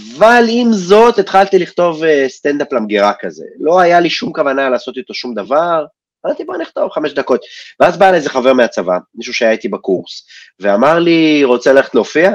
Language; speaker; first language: Hebrew; early bilingual, other home language; Russian